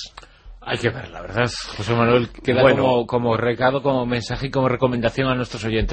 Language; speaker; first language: Spanish; native; Spanish